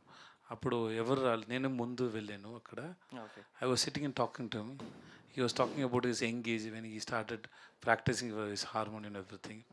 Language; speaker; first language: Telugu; non-native, learner; Tamil